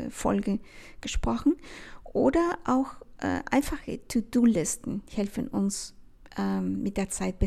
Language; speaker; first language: German; non-native, fluent; Spanish